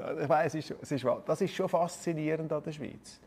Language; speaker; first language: German; native; German